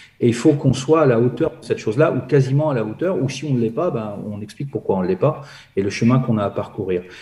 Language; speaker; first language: French; native; French